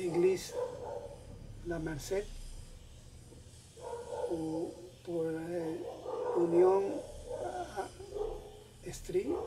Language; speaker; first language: French; non-native, learner; Spanish